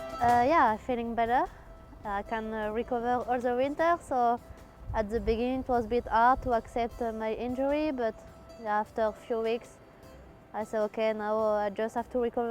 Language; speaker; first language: English; non-native, fluent; French